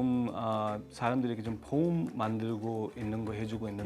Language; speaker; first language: Korean; non-native, fluent; Urdu